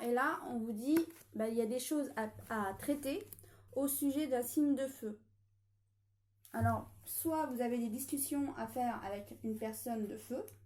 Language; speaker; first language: French; native; French